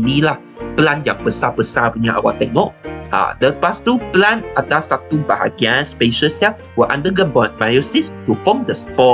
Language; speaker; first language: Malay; non-native, local second language; Chinese